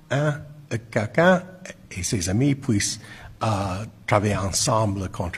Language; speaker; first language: French; non-native, fluent; English